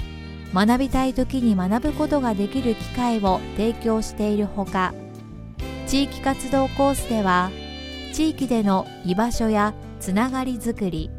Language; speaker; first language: Japanese; native; Japanese